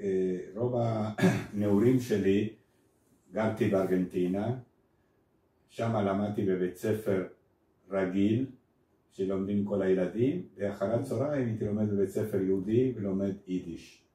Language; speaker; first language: Hebrew; non-native, fluent; Spanish